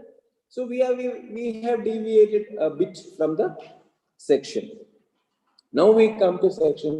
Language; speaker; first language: English; non-native, local second language; Malayalam